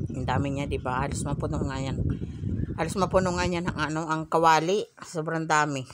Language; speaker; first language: Filipino; native; Filipino